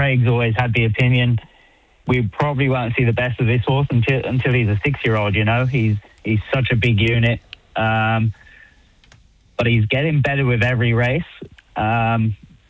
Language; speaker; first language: English; native; English